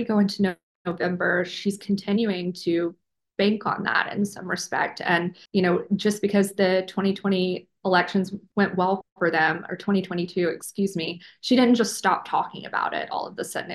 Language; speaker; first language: English; native; English